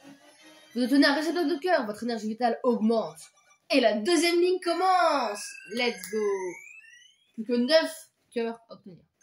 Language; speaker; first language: French; native; French